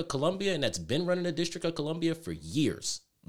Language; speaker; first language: English; native; English